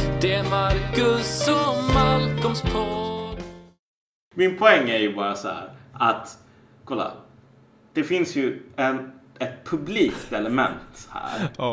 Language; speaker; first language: Swedish; native; Swedish